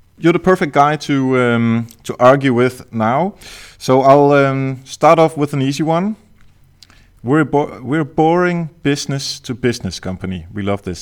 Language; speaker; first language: English; non-native, fluent; Danish